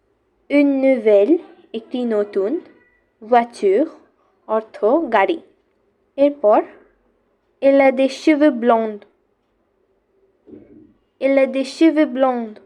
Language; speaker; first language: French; non-native, fluent; Bangla